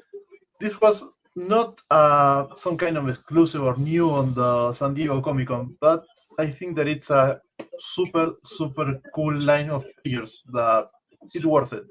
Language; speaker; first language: English; non-native, fluent; Spanish